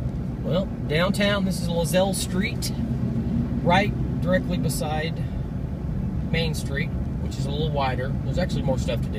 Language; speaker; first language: English; native; English